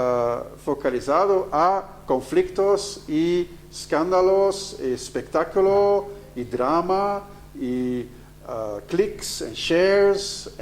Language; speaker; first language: Spanish; non-native, fluent; Dutch